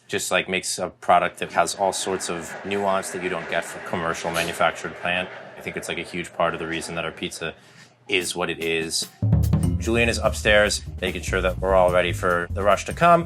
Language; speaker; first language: English; native; English